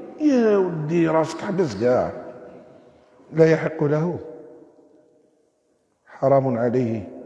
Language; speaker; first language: Arabic; native; Arabic